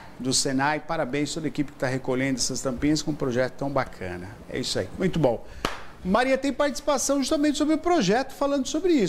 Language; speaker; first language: Portuguese; native; Portuguese